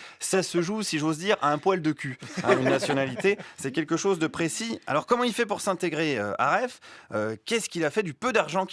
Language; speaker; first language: French; native; French